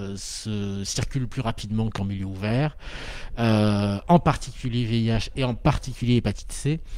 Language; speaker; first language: French; native; French